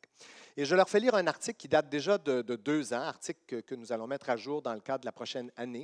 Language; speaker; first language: French; native; French